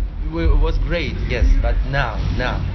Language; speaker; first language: English; non-native, learner; Russian